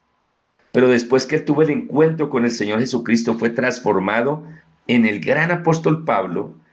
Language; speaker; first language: Spanish; native; Spanish